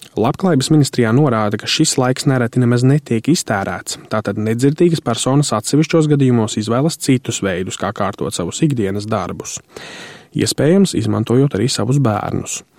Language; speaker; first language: Latvian; native; Latvian